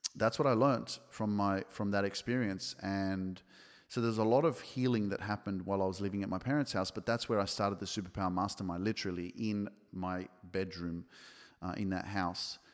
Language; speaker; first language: English; early bilingual, other home language; Polish